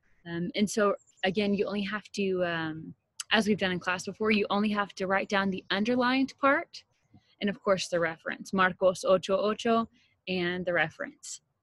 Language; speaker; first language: English; native; English